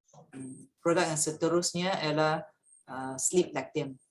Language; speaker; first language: Malay; native; Malay